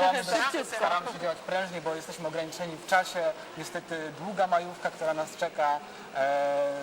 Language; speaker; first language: Polish; native; Polish